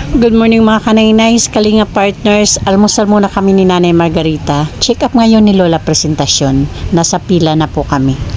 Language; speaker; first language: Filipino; non-native, local second language; Waray